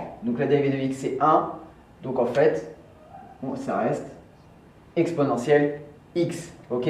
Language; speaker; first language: French; native; French